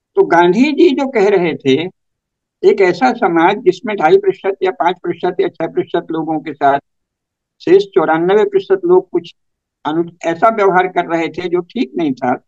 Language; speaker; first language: Hindi; native; Hindi